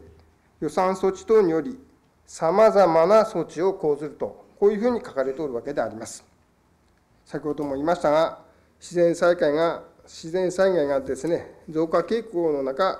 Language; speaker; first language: Japanese; native; Japanese